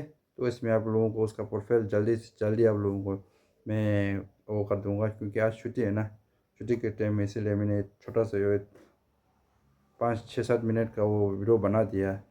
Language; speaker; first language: Hindi; non-native, fluent; Tibetan